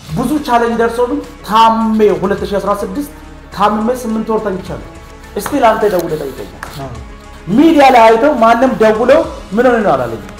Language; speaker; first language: Amharic; non-native, local second language; Oromo